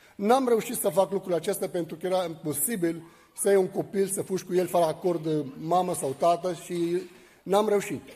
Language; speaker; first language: Romanian; non-native, fluent; Arabic